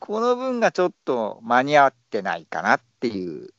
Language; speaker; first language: Japanese; native; Japanese